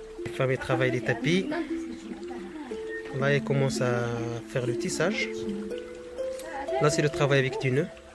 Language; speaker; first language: French; non-native, local second language; Arabic